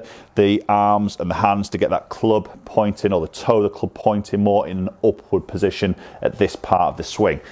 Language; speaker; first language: English; native; English